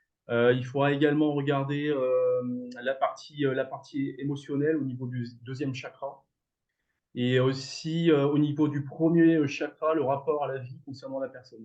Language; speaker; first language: French; native; French